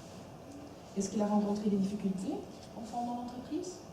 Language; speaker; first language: French; non-native, fluent; Dutch